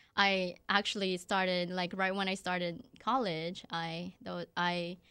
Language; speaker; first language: English; early bilingual, other home language; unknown